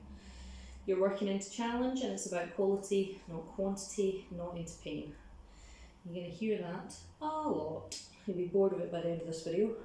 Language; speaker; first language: English; native; English